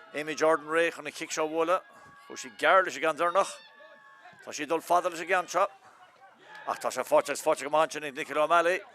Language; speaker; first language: Irish; native; Irish